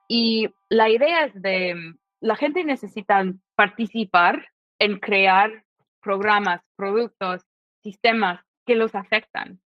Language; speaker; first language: Spanish; non-native, fluent; English